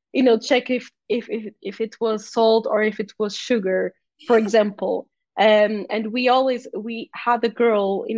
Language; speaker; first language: English; non-native, fluent; Portuguese